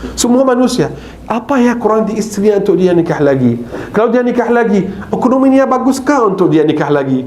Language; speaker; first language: Malay; non-native, fluent; Arabic